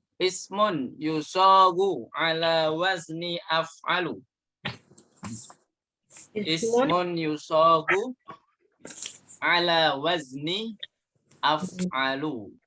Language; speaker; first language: Arabic; non-native, fluent; Indonesian